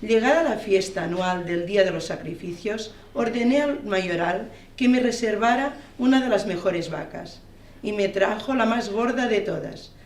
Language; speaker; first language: Spanish; non-native, local second language; Catalan